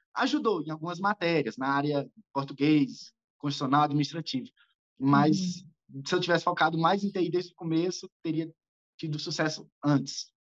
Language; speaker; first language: Portuguese; native; Portuguese